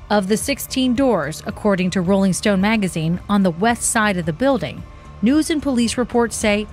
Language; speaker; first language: English; native; English